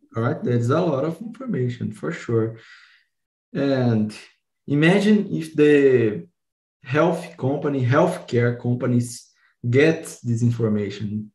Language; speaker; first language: English; non-native, fluent; Spanish